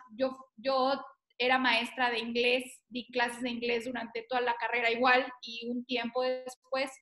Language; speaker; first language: Spanish; native; Spanish